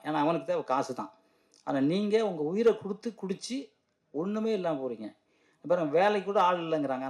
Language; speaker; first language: Tamil; native; Tamil